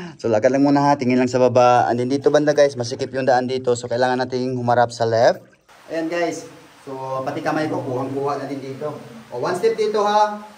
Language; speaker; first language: Filipino; non-native, local second language; Cebuano